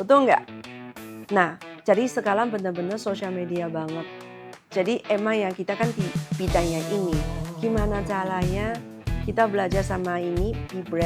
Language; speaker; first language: Indonesian; non-native, learner; Chinese